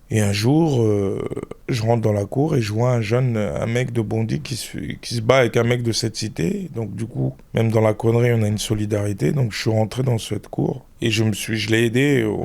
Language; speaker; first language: French; early bilingual, other home language; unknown